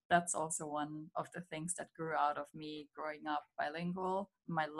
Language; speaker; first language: English; non-native, fluent; German